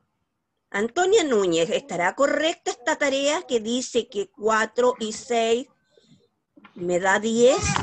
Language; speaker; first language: Spanish; native; Spanish